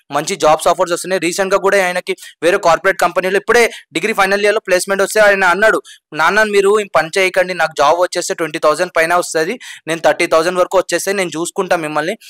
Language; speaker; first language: Telugu; non-native, local second language; Urdu